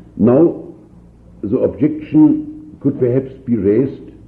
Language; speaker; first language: English; non-native, fluent; German